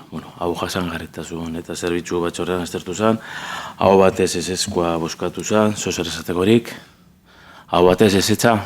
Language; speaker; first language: Basque; native; Basque